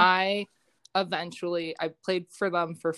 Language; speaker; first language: English; native; English